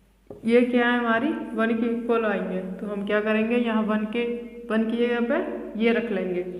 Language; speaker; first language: Hindi; native; Hindi